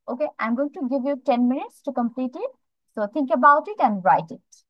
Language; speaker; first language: English; non-native, fluent; Bangla